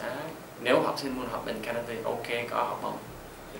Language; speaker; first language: Vietnamese; non-native, fluent; English